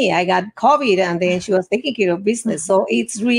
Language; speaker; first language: English; non-native, fluent; Spanish